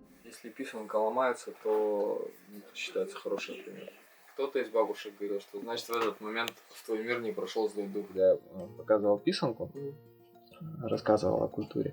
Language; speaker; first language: Russian; native; Russian